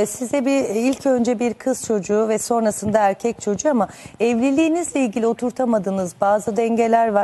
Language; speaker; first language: Turkish; native; Turkish